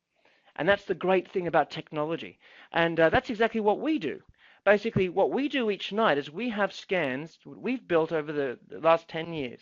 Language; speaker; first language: English; native; English